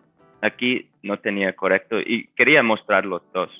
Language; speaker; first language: Spanish; non-native, fluent; English